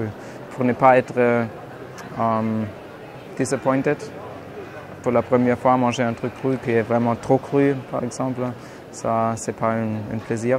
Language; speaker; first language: French; non-native, fluent; German